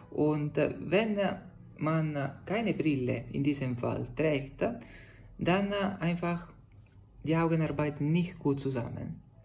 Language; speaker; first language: German; non-native, fluent; Italian